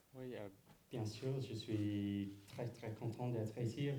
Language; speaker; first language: French; non-native, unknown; English